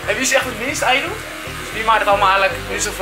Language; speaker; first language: Dutch; native; Dutch